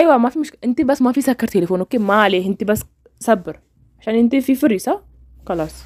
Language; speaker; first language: Arabic; non-native, learner; Oromo